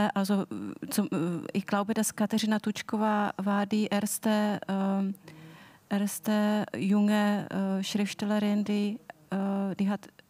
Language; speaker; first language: German; non-native, fluent; Czech